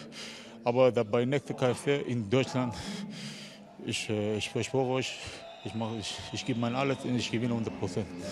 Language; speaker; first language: German; non-native, learner; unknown